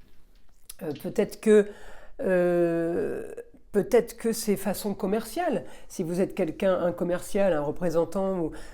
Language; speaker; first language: French; native; French